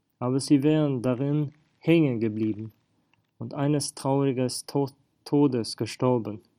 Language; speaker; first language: German; non-native, fluent; Swedish